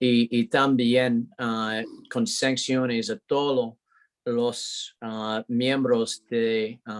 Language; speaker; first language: Spanish; non-native, learner; English